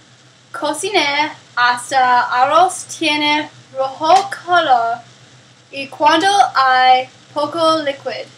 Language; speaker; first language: Spanish; non-native, learner; English